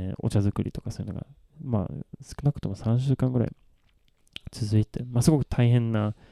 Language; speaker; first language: Japanese; non-native, fluent; Swedish